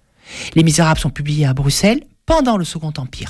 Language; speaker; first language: French; native; French